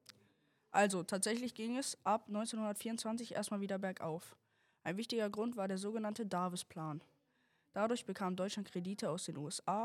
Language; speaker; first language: German; native; German